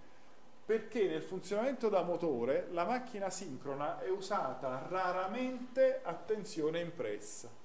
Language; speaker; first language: Italian; native; Italian